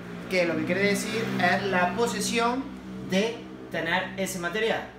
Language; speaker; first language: Spanish; native; Spanish